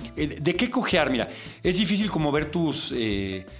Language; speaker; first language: Spanish; native; Spanish